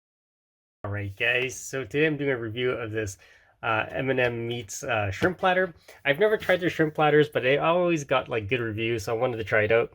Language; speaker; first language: English; native; English